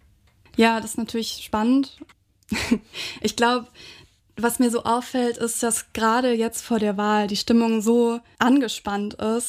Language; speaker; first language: German; native; German